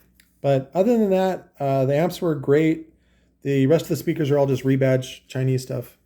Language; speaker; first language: English; native; English